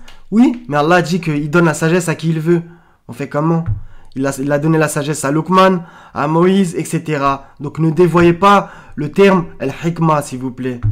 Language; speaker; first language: French; native; French